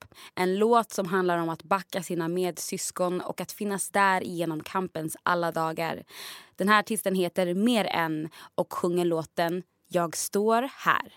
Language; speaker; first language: Swedish; native; Swedish